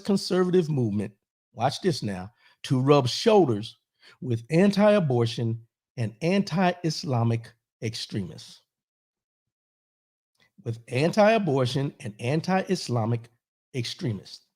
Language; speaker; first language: English; native; English